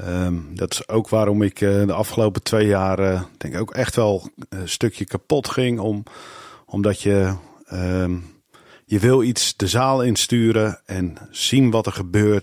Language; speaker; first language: Dutch; native; Dutch